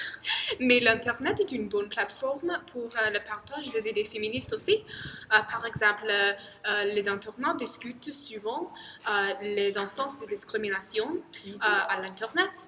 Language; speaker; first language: French; non-native, fluent; English